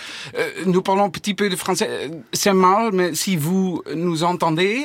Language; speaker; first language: French; non-native, learner; Dutch